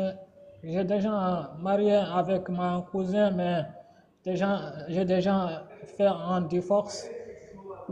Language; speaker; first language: French; non-native, learner; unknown